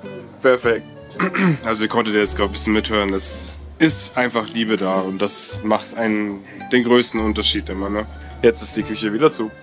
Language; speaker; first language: German; native; German